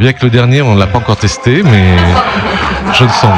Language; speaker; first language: French; native; French